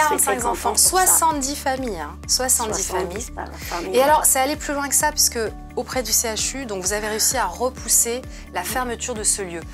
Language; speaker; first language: French; native; French